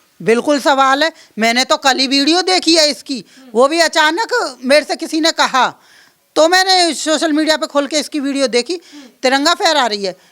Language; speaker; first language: Hindi; native; Hindi